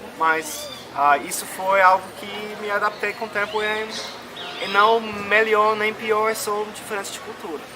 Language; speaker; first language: Portuguese; non-native, fluent; English